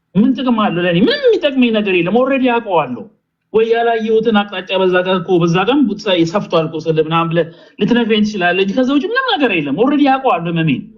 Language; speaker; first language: Amharic; native; Amharic